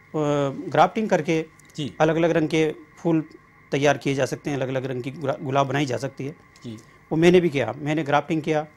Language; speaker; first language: Hindi; native; Hindi